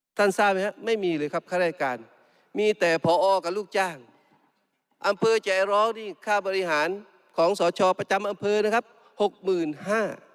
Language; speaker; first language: Thai; non-native, local second language; Malay